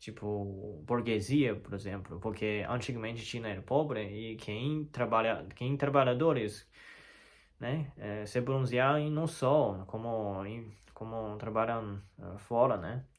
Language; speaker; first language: Portuguese; non-native, learner; Chinese